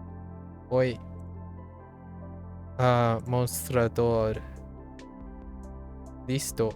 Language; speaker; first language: Spanish; non-native, learner; English